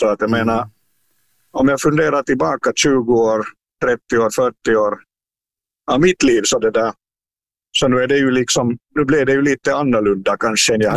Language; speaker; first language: Swedish; native; Swedish